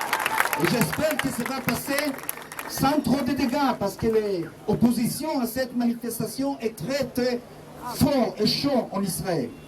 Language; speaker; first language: French; non-native, fluent; Hebrew